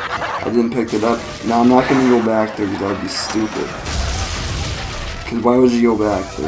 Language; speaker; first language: English; native; English